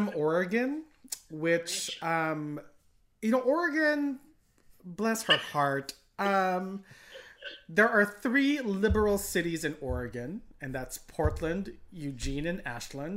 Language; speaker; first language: English; non-native, local second language; Filipino